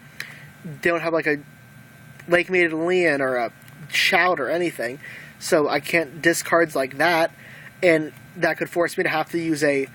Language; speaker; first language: English; native; English